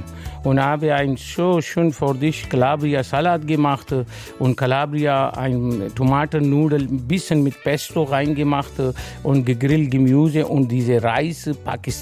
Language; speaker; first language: German; non-native, learner; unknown